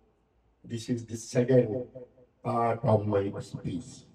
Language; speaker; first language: English; non-native, fluent; Bangla